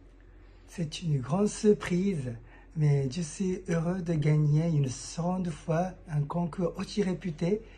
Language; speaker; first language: French; non-native, fluent; Japanese